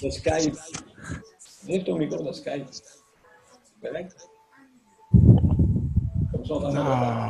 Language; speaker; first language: French; native; French